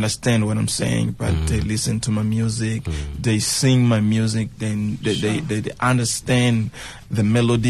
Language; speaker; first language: English; non-native, fluent; Tsonga